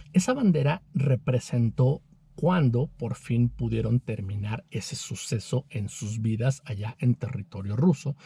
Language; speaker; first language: Spanish; native; Spanish